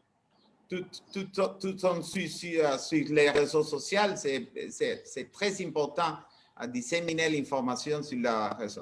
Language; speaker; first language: French; non-native, learner; Spanish